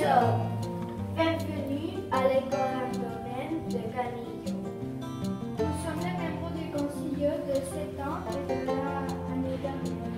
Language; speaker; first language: French; non-native, local second language; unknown